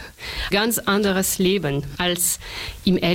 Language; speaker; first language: German; non-native, fluent; French